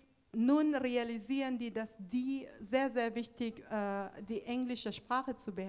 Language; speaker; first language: German; non-native, fluent; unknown